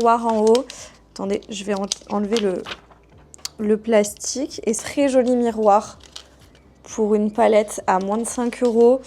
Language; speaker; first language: French; native; French